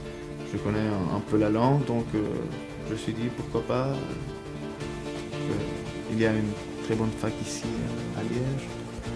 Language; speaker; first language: French; early bilingual, other home language; Spanish